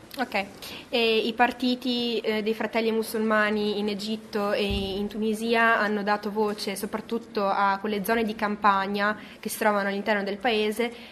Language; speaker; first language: Italian; native; Italian